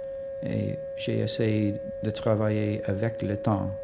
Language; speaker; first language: French; non-native, fluent; English